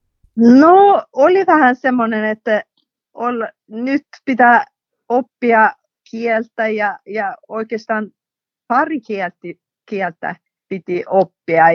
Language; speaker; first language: Finnish; non-native, fluent; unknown